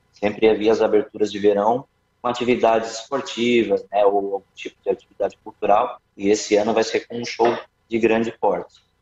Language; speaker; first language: Portuguese; native; Portuguese